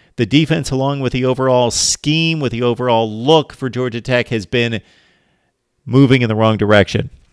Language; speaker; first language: English; native; English